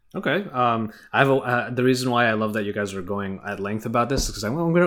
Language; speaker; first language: English; early bilingual, other home language; Filipino